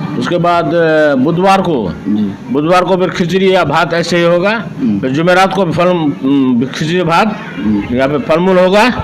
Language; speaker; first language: Hindi; non-native, local second language; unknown